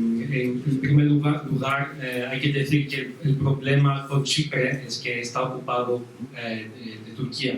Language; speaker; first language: Spanish; non-native, fluent; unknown